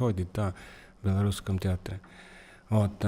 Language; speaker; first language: Russian; non-native, fluent; Estonian